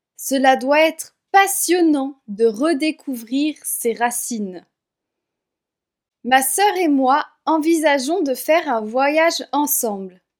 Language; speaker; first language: French; native; French